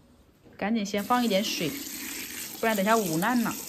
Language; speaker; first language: Chinese; native; Chinese